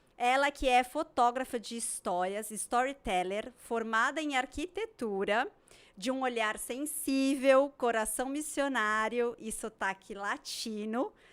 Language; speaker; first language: Portuguese; native; Portuguese